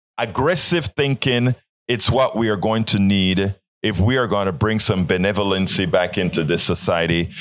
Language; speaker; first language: English; non-native, fluent; Spanish